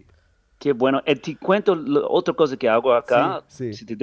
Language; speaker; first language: Spanish; non-native, learner; English